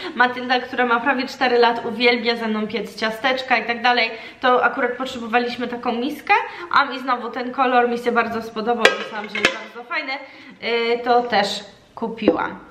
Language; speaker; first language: Polish; early bilingual, heritage; Polish